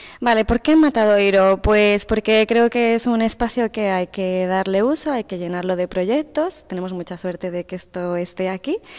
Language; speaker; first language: Spanish; native; Spanish